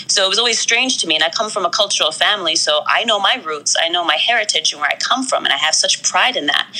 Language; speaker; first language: English; native; English